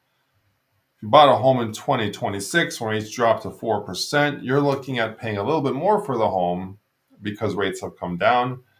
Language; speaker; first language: English; native; English